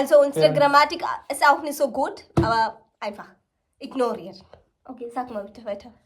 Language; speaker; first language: German; non-native, learner; Malayalam